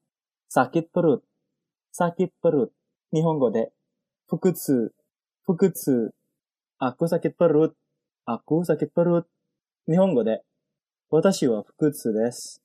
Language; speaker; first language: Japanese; non-native, fluent; Indonesian